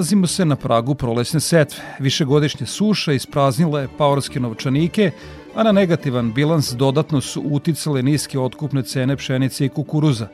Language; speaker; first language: Serbian; native; Serbian